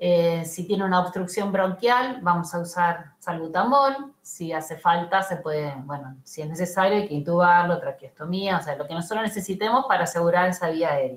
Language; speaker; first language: Spanish; native; Spanish